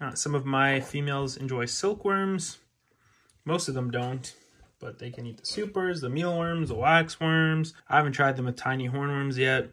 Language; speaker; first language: English; native; English